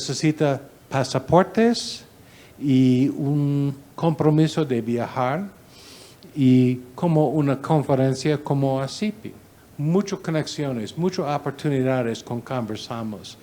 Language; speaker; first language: Spanish; non-native, learner; English